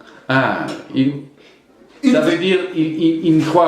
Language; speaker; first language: French; non-native, fluent; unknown